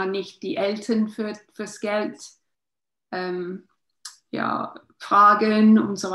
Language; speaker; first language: German; non-native, learner; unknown